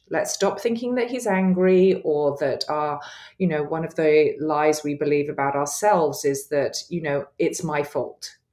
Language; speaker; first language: English; native; English